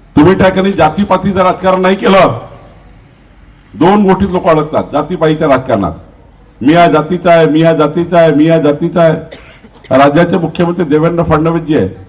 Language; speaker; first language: Marathi; native; Marathi